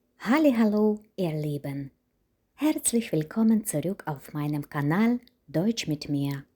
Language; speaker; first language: German; non-native, fluent; Ukrainian